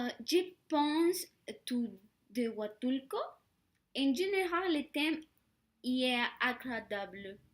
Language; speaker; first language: French; non-native, learner; Spanish